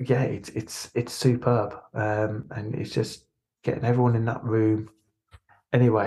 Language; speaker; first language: English; native; English